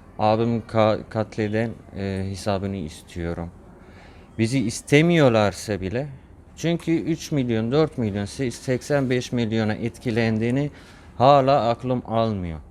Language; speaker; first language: Turkish; non-native, fluent; Arabic